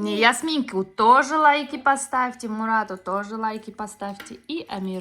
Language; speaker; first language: Russian; non-native, local second language; Tajik